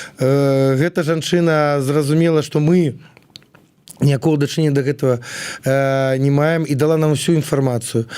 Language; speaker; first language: Belarusian; non-native, local second language; Russian